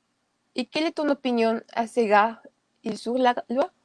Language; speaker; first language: French; non-native, learner; Spanish